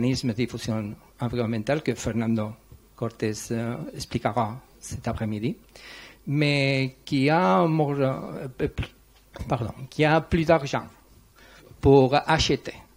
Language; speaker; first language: French; non-native, learner; Spanish